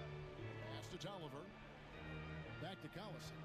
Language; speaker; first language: English; native; English